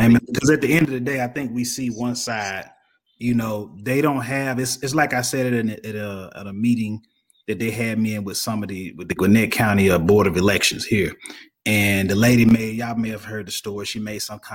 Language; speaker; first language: English; native; English